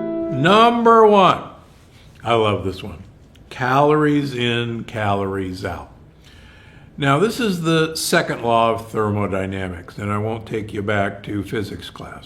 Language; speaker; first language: English; native; English